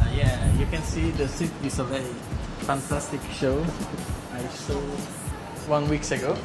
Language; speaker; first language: English; non-native, fluent; Italian